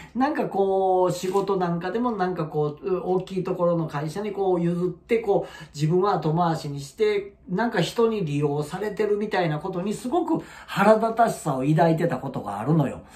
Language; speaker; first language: Japanese; native; Japanese